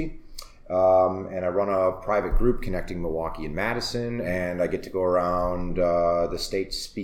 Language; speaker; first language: English; native; English